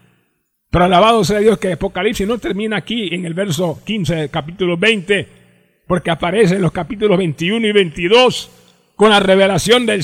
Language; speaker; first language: Spanish; native; Spanish